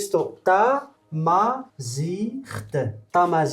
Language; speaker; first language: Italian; non-native, learner; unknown